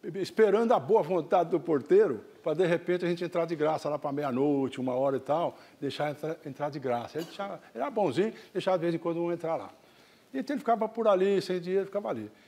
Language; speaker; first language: Portuguese; native; Portuguese